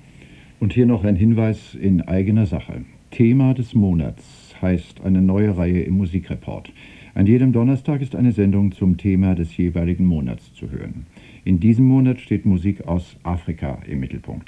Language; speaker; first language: German; native; German